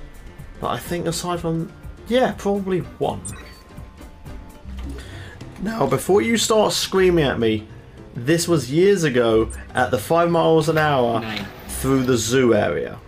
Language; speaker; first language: English; native; English